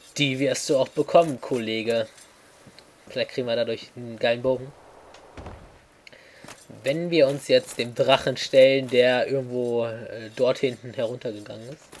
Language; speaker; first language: German; native; German